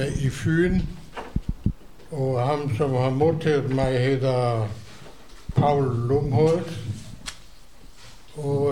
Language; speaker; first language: Danish; non-native, fluent; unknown